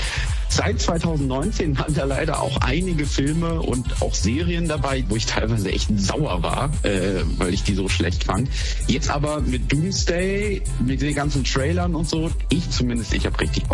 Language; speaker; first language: German; native; German